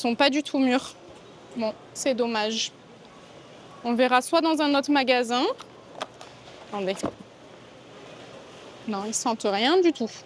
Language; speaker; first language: French; native; French